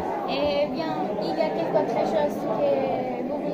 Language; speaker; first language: French; non-native, learner; Spanish